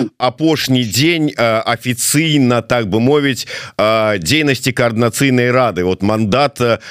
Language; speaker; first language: Belarusian; native; Belarusian